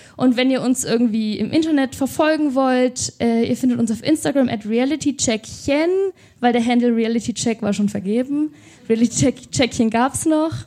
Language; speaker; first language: German; native; German